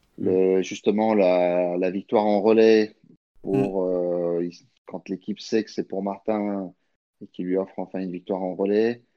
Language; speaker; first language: French; early bilingual, other home language; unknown